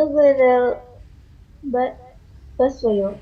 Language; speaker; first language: Korean; non-native, learner; Indonesian